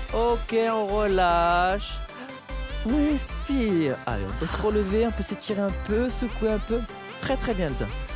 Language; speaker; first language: French; native; French